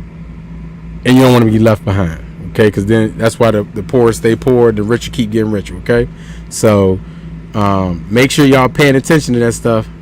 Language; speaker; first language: English; native; English